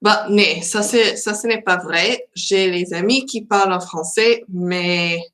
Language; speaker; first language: French; non-native, learner; English